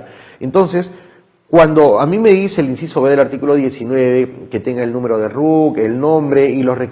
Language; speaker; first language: Spanish; native; Spanish